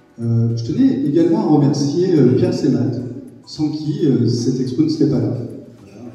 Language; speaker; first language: French; native; French